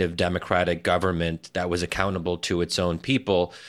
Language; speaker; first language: English; early bilingual, other home language; Arabic